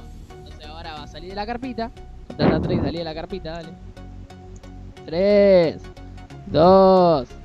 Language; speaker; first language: Spanish; native; Spanish